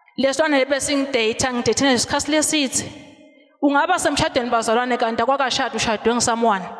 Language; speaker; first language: Zulu; non-native, local second language; Swati